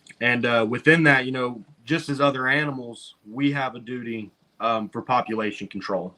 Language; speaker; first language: English; native; English